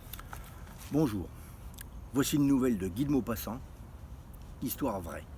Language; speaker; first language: French; native; French